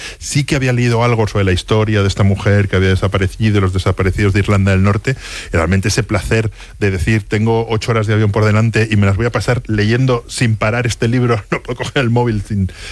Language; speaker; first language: Spanish; native; Spanish